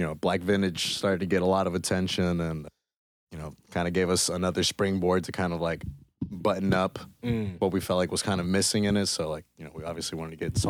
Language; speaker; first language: English; native; English